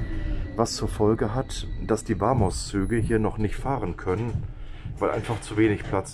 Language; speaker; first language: German; native; German